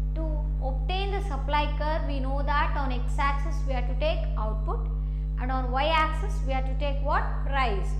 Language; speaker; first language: English; non-native, local second language; Kannada